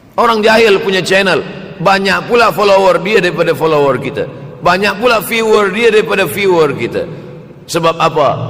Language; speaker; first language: Malay; native; Malay